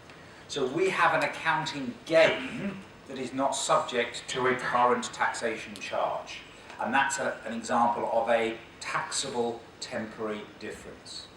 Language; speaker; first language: English; native; English